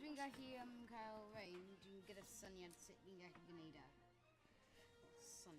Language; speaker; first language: Welsh; non-native, local second language; English